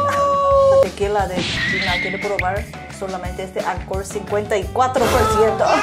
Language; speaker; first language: Spanish; non-native, learner; Korean